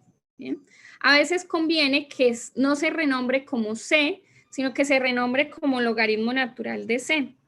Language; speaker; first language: Spanish; native; Spanish